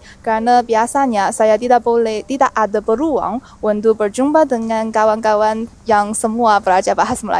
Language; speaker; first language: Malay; non-native, fluent; Chinese